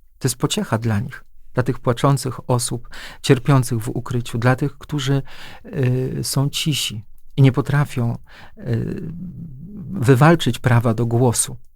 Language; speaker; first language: Polish; native; Polish